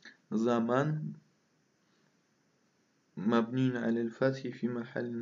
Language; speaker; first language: Arabic; non-native, fluent; Russian